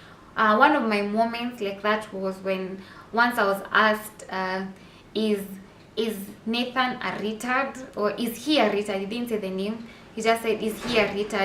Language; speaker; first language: English; non-native, local second language; Swahili